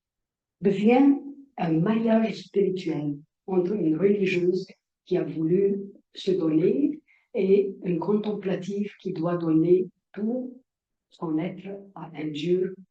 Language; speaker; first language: French; non-native, fluent; Arabic